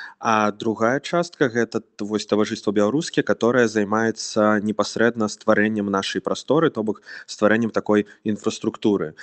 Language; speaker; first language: Belarusian; non-native, local second language; Russian